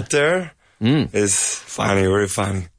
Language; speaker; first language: English; non-native, learner; Spanish